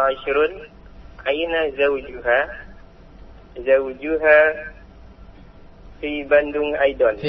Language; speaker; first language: Arabic; non-native, learner; Indonesian